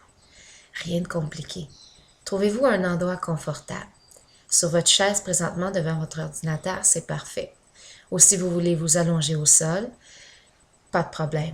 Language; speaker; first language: French; native; French